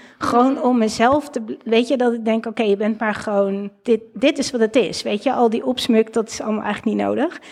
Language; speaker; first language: Dutch; native; Dutch